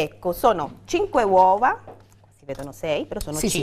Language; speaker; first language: Italian; non-native, fluent; Spanish